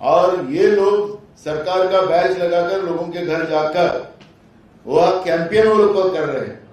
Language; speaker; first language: Hindi; non-native, local second language; Marathi